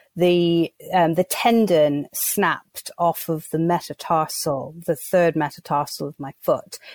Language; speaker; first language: English; native; English